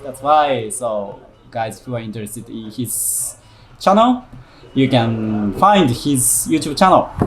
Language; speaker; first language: English; non-native, learner; Japanese